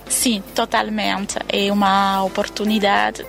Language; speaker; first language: Portuguese; non-native, fluent; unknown